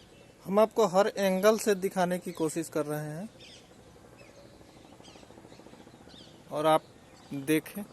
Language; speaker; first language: Hindi; native; Hindi